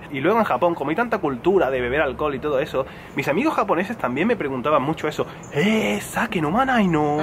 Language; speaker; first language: Spanish; native; Spanish